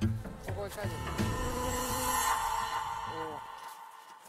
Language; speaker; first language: Chinese; native; Chinese